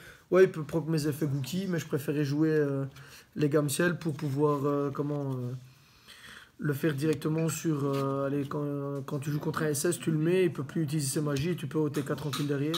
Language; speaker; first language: French; native; French